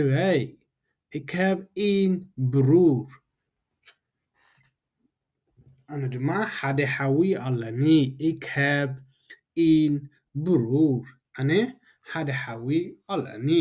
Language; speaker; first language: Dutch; non-native, fluent; Tigrinya